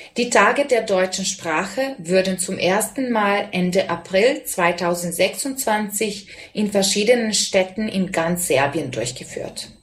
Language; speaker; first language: German; non-native, fluent; Serbian